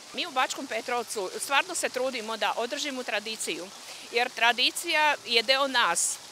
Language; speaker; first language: Serbian; non-native, local second language; Slovak